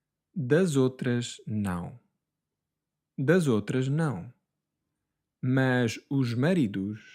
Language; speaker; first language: Portuguese; non-native, fluent; English